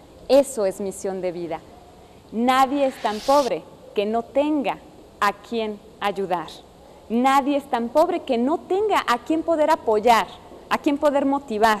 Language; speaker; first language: Spanish; native; Spanish